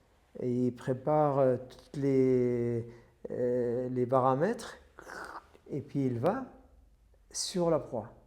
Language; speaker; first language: French; non-native, fluent; Arabic